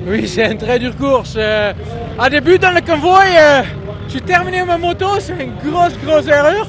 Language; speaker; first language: French; non-native, learner; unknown